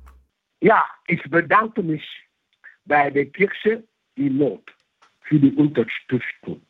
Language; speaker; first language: German; non-native, local second language; French